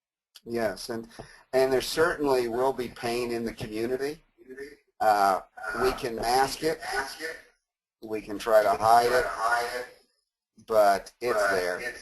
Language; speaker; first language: English; native; English